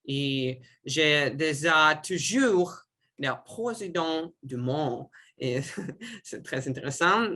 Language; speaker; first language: French; non-native, learner; Russian